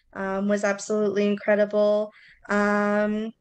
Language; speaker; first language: English; native; English